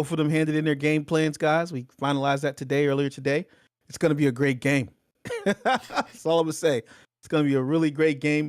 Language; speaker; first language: English; native; English